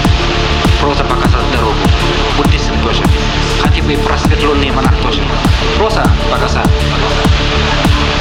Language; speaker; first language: Russian; non-native, learner; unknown